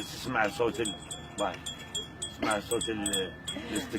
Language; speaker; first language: Arabic; native; Arabic